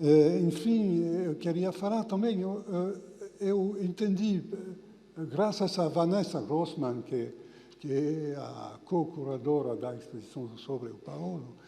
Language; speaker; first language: Portuguese; non-native, fluent; French